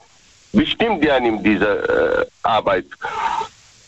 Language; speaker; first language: German; non-native, learner; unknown